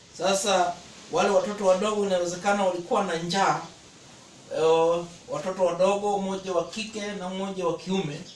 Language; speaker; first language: Swahili; non-native, local second language; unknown